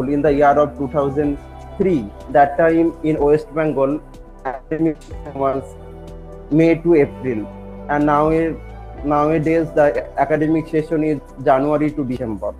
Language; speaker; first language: English; non-native, local second language; Bangla